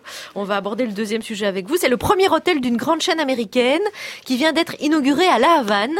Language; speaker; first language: French; native; French